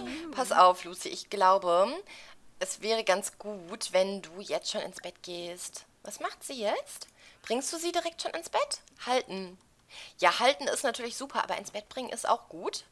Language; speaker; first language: German; native; German